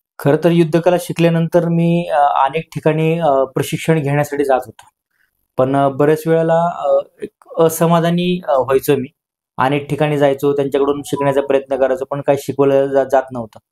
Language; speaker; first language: Marathi; native; Marathi